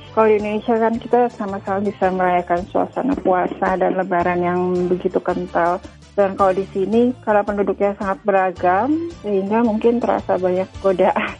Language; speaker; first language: Indonesian; native; Indonesian